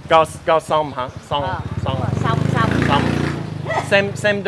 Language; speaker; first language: Vietnamese; non-native, learner; English